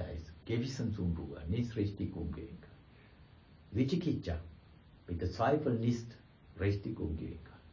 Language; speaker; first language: German; non-native, fluent; Sinhala